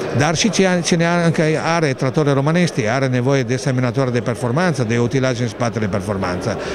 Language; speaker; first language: Romanian; non-native, fluent; Italian